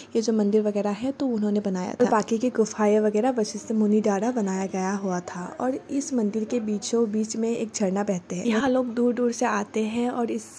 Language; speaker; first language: Hindi; non-native, local second language; Assamese